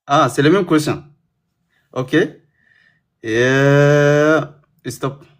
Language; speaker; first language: French; non-native, learner; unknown